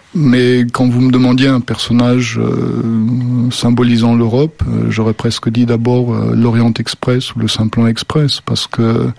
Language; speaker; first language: French; early bilingual, other home language; Slovenian